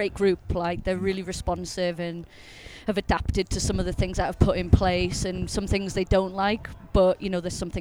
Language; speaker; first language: English; native; English